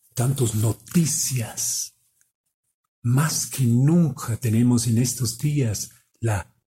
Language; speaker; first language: Spanish; non-native, fluent; German